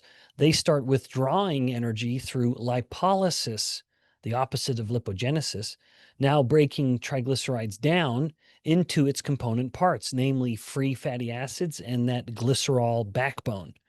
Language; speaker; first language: English; native; English